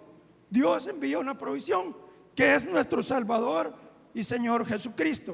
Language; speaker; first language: Spanish; native; Spanish